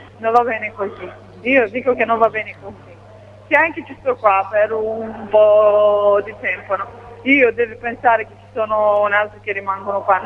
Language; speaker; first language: Italian; non-native, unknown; Romanian